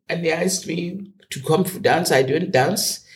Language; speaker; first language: English; non-native, local second language; Yoruba